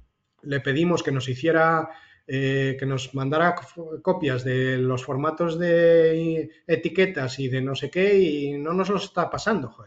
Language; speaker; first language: Spanish; native; Spanish